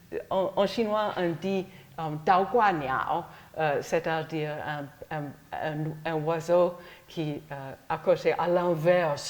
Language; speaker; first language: French; non-native, fluent; English